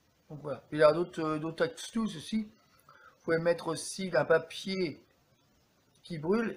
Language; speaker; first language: French; native; French